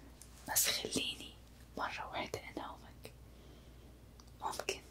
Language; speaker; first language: Arabic; native; Arabic